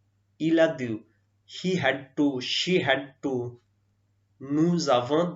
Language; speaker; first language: French; non-native, learner; Hindi